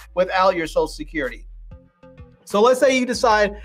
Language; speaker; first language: English; native; English